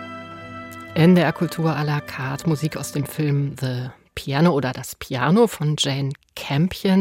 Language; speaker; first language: German; native; German